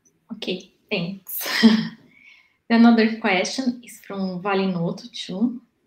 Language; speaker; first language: English; non-native, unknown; Portuguese